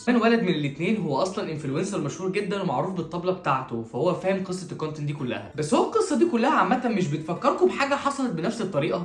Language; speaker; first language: Arabic; native; Arabic